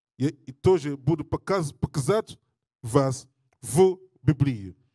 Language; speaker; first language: Russian; non-native, learner; English